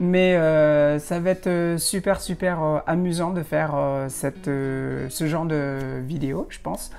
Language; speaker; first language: French; non-native, fluent; Indonesian